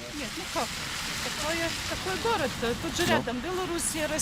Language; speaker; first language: Russian; native; Russian